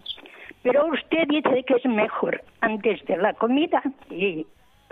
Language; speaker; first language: Spanish; non-native, local second language; Catalan